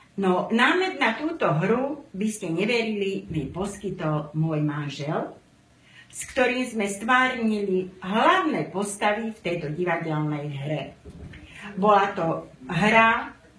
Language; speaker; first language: Slovak; non-native, local second language; Romany